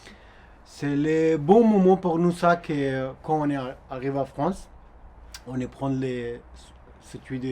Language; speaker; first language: French; non-native, learner; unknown